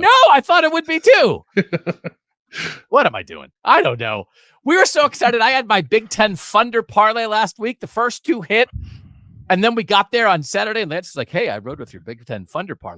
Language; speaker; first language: English; native; English